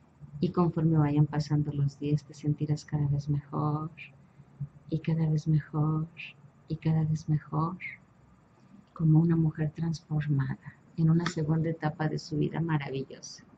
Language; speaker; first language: Spanish; native; Spanish